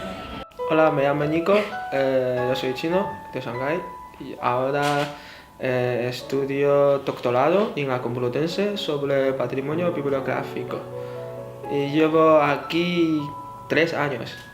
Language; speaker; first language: Spanish; non-native, fluent; Chinese